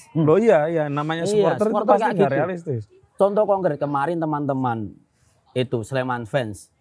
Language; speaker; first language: Indonesian; non-native, local second language; Javanese